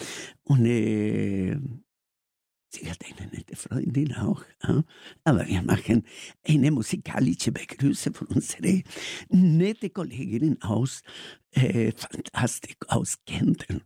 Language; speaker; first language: German; non-native, learner; Spanish